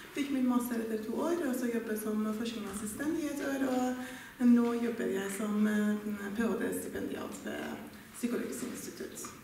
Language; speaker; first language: Norwegian; non-native, fluent; Persian